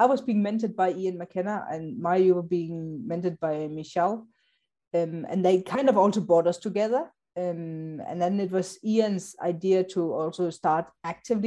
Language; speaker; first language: English; non-native, local second language; Danish